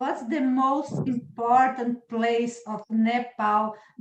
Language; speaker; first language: English; non-native, learner; Portuguese